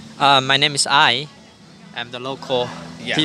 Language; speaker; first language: English; non-native, learner; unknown